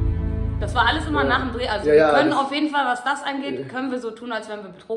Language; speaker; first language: German; native; German